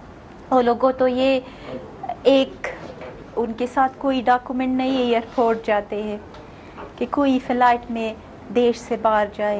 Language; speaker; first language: Hindi; non-native, fluent; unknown